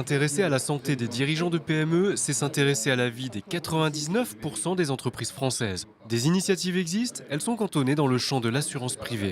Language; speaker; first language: French; native; French